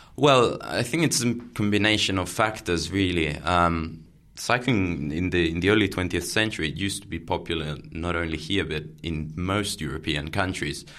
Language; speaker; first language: English; non-native, fluent; Catalan